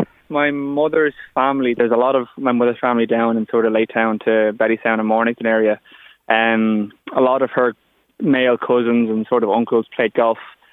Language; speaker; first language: English; native; English